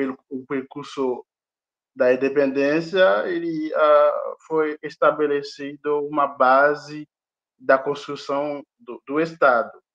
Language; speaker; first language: Portuguese; non-native, fluent; Haitian Creole